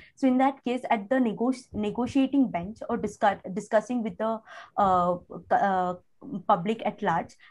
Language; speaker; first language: English; non-native, local second language; Kannada